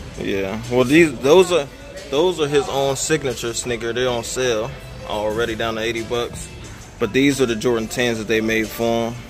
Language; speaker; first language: English; native; English